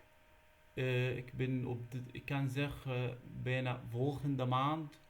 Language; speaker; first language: Dutch; non-native, learner; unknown